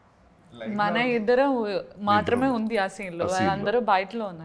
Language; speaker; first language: Telugu; non-native, learner; Malayalam